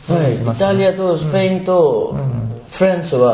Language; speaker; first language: Japanese; non-native, learner; Burmese